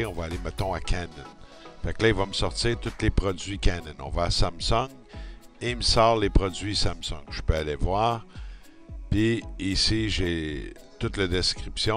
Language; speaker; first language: French; native; French